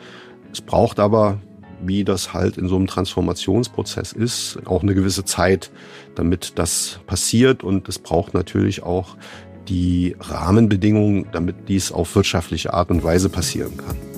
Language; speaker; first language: German; native; German